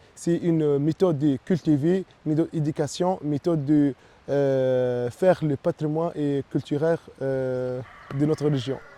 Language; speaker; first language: French; non-native, local second language; Arabic